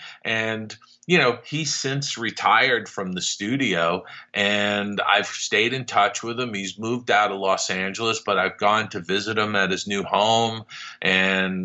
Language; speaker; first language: English; native; English